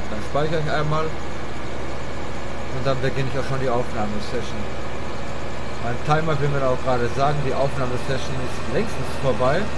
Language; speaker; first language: German; native; German